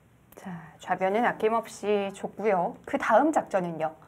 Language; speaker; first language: Korean; native; Korean